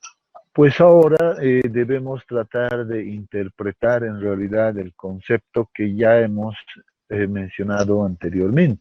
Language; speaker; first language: Spanish; native; Spanish